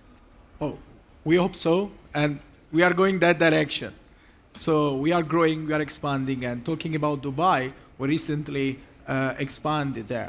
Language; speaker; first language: English; non-native, fluent; Italian